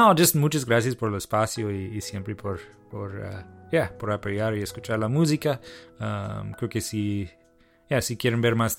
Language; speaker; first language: Spanish; non-native, fluent; English